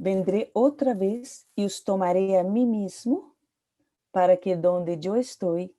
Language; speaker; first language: Portuguese; non-native, learner; Spanish